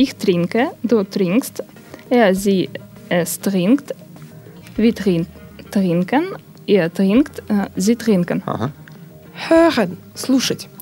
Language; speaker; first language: German; non-native, learner; Russian